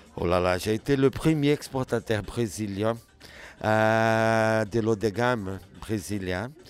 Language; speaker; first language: French; non-native, fluent; Portuguese